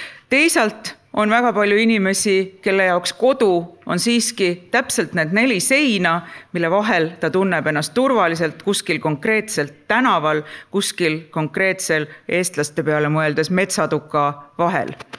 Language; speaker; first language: Estonian; native; Estonian